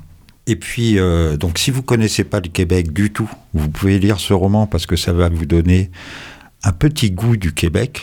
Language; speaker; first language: French; native; French